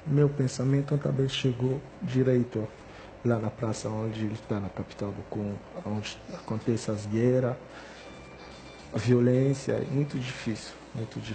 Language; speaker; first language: Portuguese; non-native, fluent; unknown